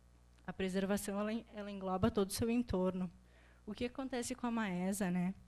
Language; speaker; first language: Portuguese; native; Portuguese